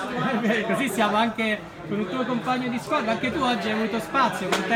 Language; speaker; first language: Italian; native; Italian